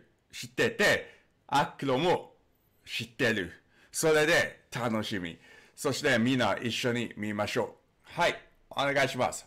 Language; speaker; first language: Japanese; non-native, learner; English